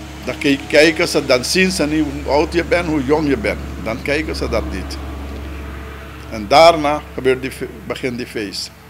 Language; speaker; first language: Dutch; non-native, local second language; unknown